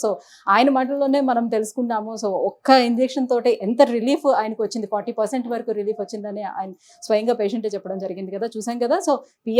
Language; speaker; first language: Telugu; native; Telugu